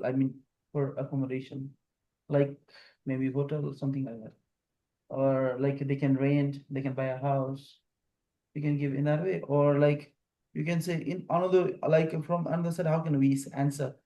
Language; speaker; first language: English; non-native, fluent; Nepali